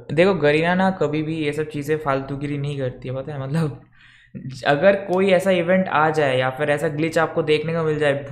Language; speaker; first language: Hindi; non-native, local second language; Bangla